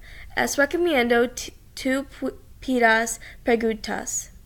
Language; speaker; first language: Spanish; non-native, learner; English